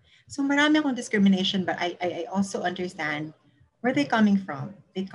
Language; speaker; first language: English; non-native, local second language; Cebuano